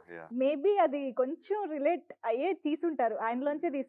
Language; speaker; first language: Telugu; native; Telugu